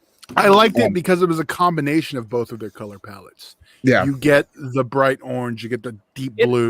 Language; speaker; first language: English; native; English